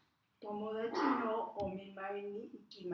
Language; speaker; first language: Japanese; non-native, learner; Spanish